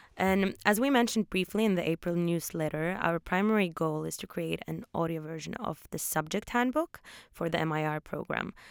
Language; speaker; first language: English; early bilingual, other home language; Polish